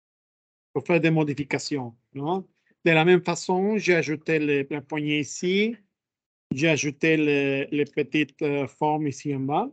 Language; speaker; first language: French; non-native, fluent; Spanish